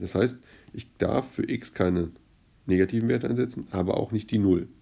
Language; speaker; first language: German; native; German